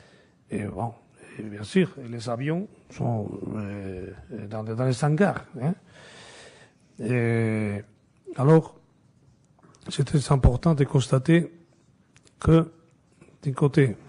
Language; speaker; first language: French; non-native, fluent; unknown